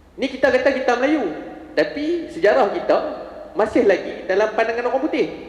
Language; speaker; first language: Malay; native; Malay